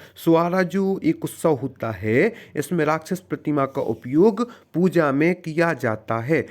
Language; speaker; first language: Hindi; native; Hindi